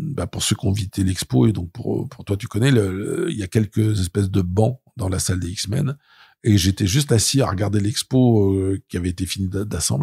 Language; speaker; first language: French; native; French